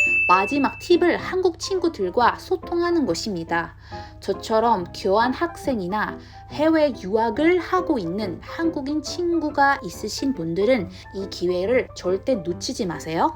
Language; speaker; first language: Korean; non-native, learner; Indonesian